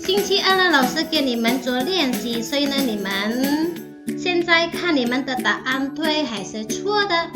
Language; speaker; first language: Chinese; non-native, fluent; Indonesian